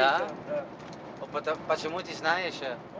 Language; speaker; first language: Russian; non-native, learner; Italian